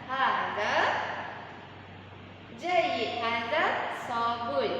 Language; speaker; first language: Arabic; non-native, learner; Malay